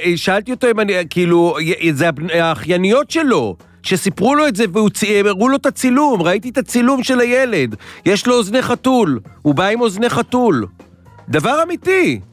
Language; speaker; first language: Hebrew; native; Hebrew